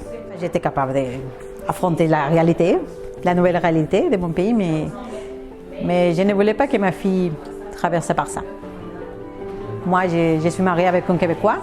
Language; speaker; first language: French; non-native, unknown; Spanish